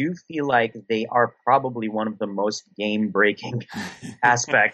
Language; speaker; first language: English; non-native, local second language; Filipino